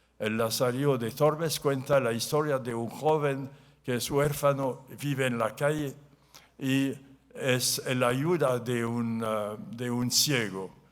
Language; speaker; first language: Spanish; non-native, learner; French